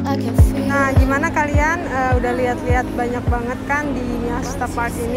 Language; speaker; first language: Indonesian; non-native, fluent; Japanese